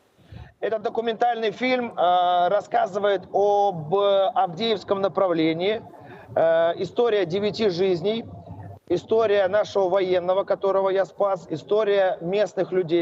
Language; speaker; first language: Russian; native; Russian